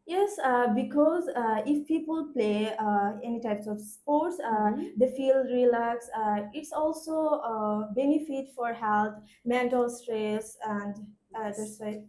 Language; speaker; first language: English; non-native, learner; Bangla